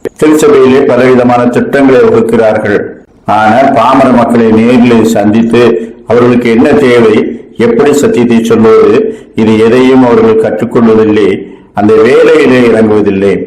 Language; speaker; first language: Tamil; native; Tamil